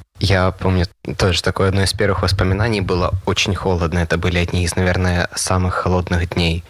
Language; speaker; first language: Russian; native; Russian